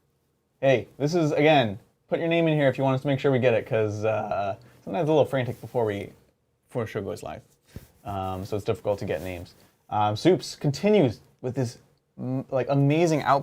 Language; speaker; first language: English; native; English